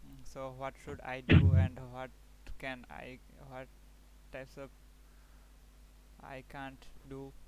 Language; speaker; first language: English; non-native, learner; Bangla